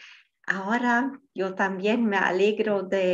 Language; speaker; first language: Spanish; non-native, fluent; German